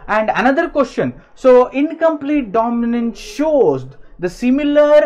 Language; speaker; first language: English; non-native, local second language; Kannada